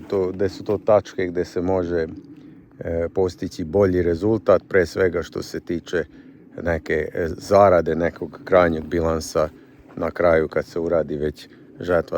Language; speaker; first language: Croatian; native; Croatian